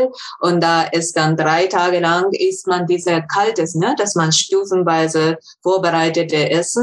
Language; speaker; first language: German; non-native, fluent; Japanese